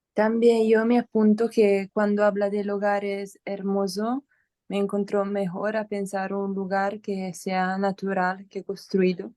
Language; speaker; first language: Spanish; non-native, learner; Italian